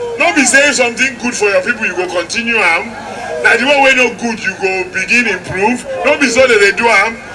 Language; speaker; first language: Nigerian Pidgin; native; Nigerian Pidgin